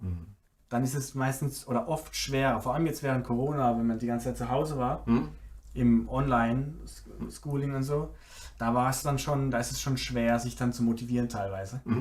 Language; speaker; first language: German; native; German